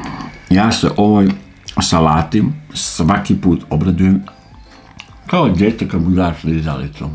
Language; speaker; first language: Serbian; native; Serbian